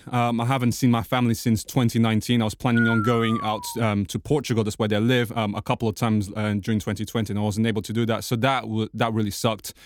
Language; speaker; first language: English; non-native, fluent; Portuguese